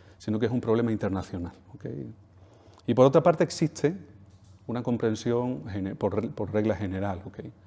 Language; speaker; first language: Spanish; native; Spanish